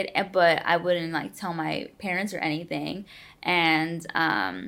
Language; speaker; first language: English; early bilingual, other home language; Spanish